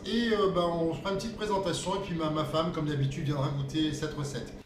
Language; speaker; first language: French; native; French